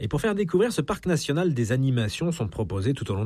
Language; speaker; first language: French; native; French